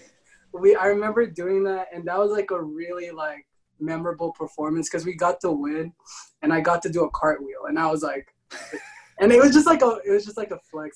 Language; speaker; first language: English; non-native, local second language; Filipino